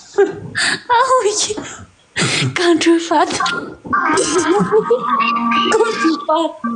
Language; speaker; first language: Chinese; non-native, local second language; Tibetan